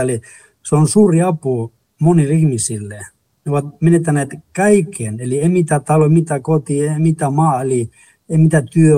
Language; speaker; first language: Finnish; non-native, fluent; Spanish